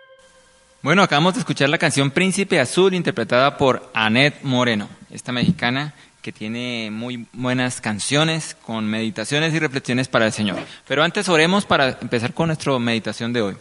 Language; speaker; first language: Spanish; native; Spanish